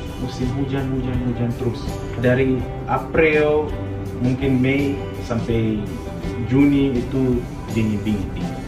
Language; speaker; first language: Indonesian; non-native, fluent; Nyanja